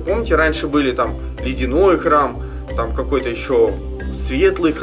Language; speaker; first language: Russian; native; Russian